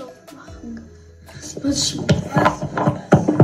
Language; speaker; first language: German; early bilingual, other home language; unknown